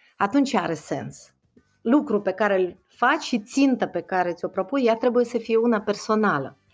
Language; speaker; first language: Romanian; non-native, fluent; Russian